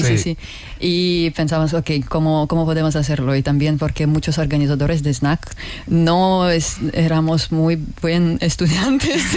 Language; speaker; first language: Spanish; non-native, fluent; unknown